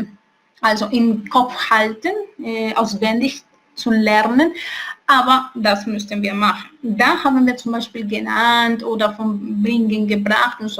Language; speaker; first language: German; non-native, fluent; Spanish